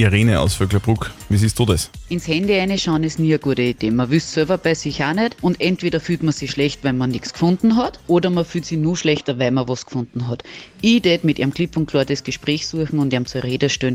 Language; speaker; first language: German; native; German